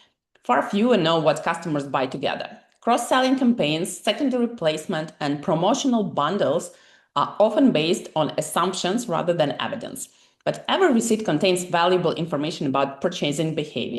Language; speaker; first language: English; non-native, fluent; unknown